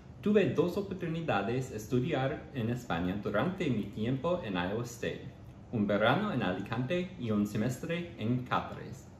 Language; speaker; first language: Spanish; non-native, fluent; English